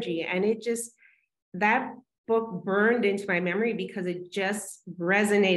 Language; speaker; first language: English; native; English